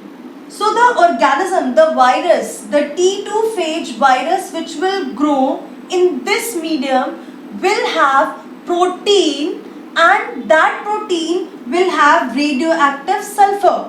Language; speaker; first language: English; non-native, local second language; Hindi